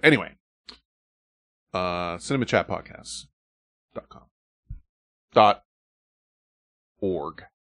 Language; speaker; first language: English; native; English